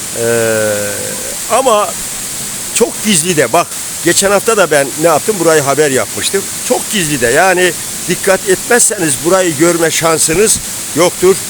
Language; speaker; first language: Turkish; native; Turkish